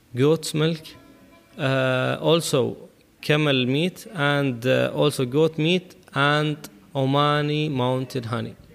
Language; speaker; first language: English; non-native, learner; Arabic